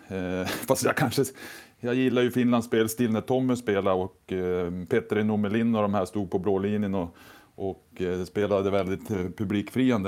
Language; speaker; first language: Swedish; native; Swedish